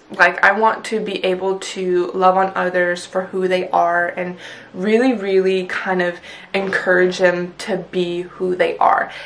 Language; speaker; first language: English; early bilingual, other home language; Punjabi